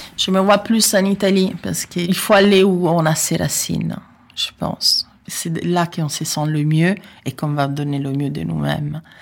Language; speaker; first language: French; non-native, fluent; Italian